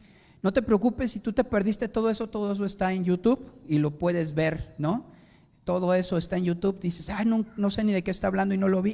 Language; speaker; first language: Spanish; native; Spanish